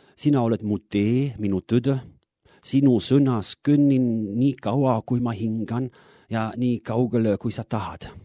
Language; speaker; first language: Estonian; non-native, fluent; German